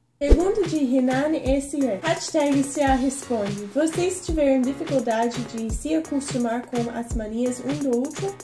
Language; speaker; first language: Portuguese; non-native, fluent; English